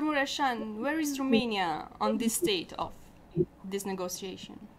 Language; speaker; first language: English; non-native, fluent; Romanian